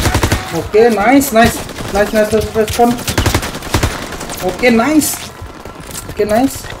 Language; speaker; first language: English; non-native, learner; Indonesian